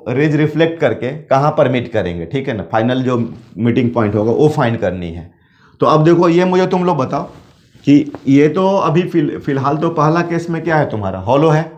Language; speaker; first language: Hindi; native; Hindi